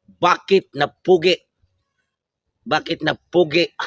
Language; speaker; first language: Filipino; non-native, local second language; Cebuano